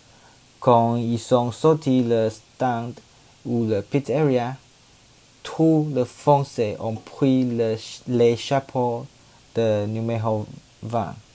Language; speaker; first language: French; non-native, learner; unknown